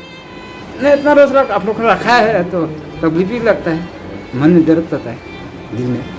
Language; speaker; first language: Hindi; non-native, local second language; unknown